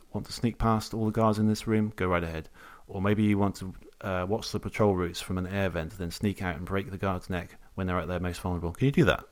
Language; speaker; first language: English; native; English